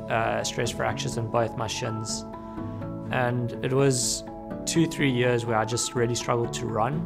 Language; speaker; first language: English; native; English